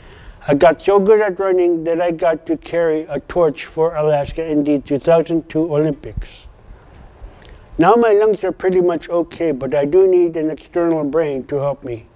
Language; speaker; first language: English; non-native, fluent; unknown